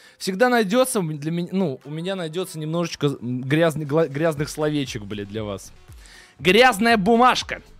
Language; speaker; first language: Russian; native; Russian